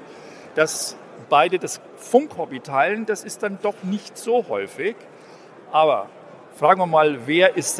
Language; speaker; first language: German; native; German